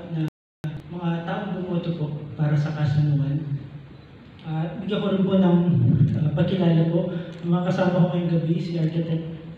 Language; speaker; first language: Filipino; non-native, local second language; Pampanga